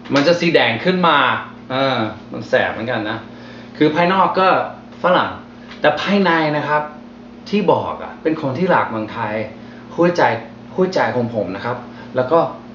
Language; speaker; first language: Thai; non-native, fluent; English